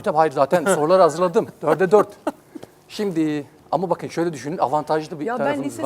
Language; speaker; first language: Turkish; native; Turkish